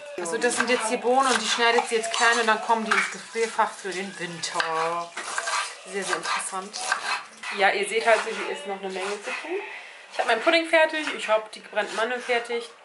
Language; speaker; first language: German; early bilingual, other home language; Turkish